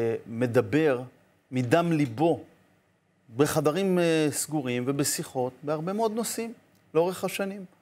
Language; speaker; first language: Hebrew; native; Hebrew